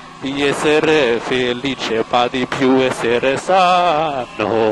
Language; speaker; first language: Italian; non-native, learner; German